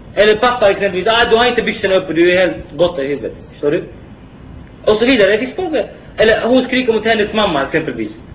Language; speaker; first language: Swedish; non-native, fluent; Arabic